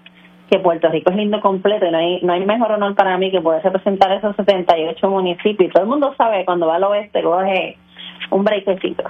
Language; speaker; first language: Spanish; native; Spanish